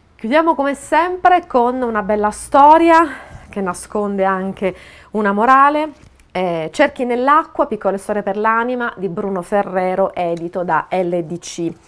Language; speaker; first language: Italian; native; Italian